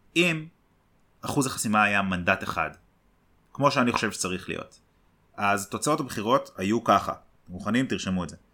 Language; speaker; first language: Hebrew; native; Hebrew